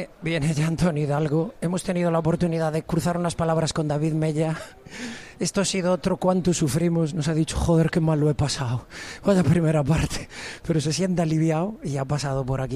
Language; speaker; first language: Spanish; native; Spanish